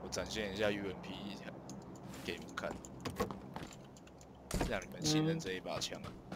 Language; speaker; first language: Chinese; native; Chinese